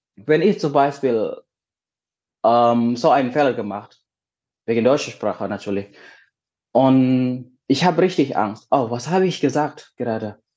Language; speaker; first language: German; non-native, learner; Indonesian